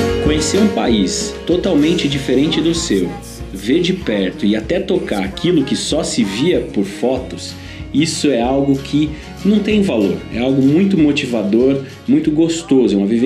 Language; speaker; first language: Portuguese; native; Portuguese